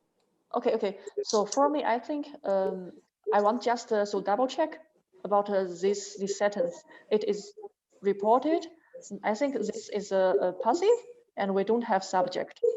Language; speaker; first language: English; non-native, learner; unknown